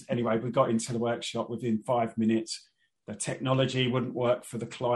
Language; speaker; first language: English; native; English